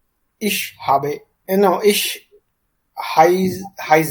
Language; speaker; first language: German; non-native, learner; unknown